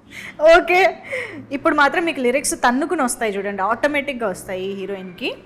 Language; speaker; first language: Telugu; native; Telugu